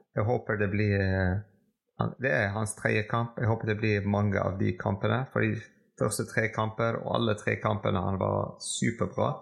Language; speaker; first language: Norwegian; non-native, fluent; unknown